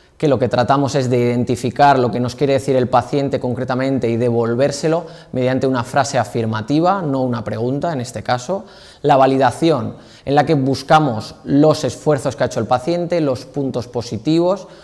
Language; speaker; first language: Spanish; native; Spanish